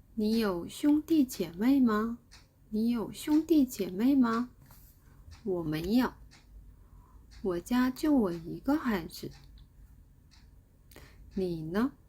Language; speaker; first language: Chinese; non-native, fluent; Korean